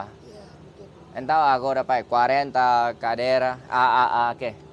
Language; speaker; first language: Portuguese; non-native, learner; Vietnamese